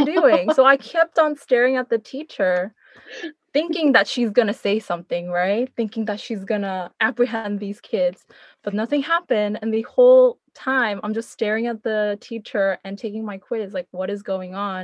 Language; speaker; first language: English; early bilingual, other home language; Korean